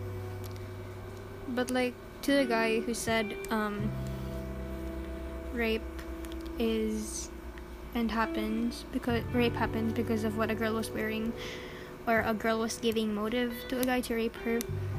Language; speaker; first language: English; non-native, local second language; Filipino